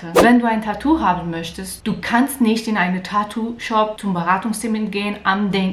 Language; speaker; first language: German; non-native, learner; Portuguese